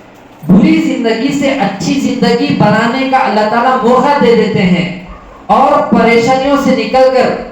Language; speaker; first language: Urdu; native; Urdu